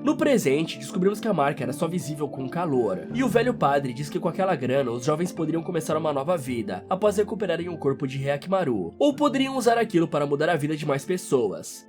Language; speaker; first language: Portuguese; native; Portuguese